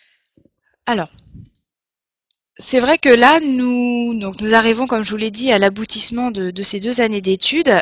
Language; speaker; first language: French; native; French